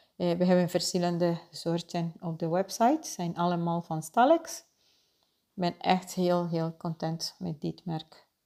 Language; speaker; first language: Dutch; non-native, fluent; Spanish